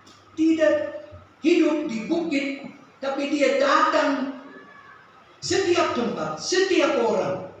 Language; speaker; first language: Indonesian; non-native, fluent; English